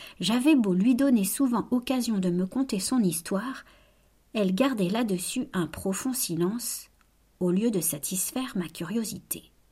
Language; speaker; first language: French; native; French